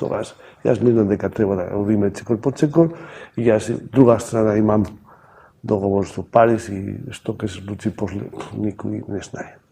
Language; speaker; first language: Macedonian; non-native, learner; Spanish